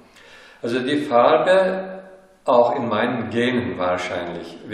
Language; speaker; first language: German; non-native, fluent; Turkish